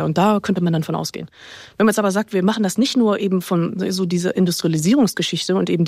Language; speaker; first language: German; native; German